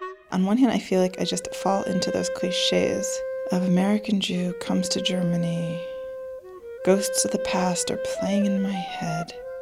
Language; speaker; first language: English; native; English